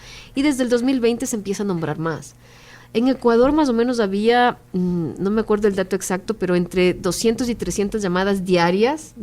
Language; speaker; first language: Spanish; native; Spanish